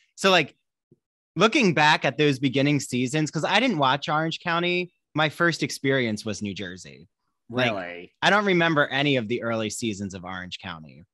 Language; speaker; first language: English; native; English